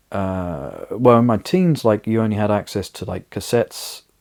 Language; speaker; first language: English; native; English